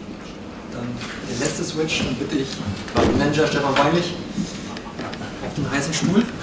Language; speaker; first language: German; native; German